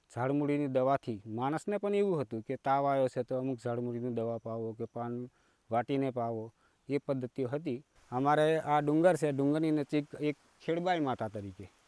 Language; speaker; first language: Gujarati; non-native, local second language; Rathawi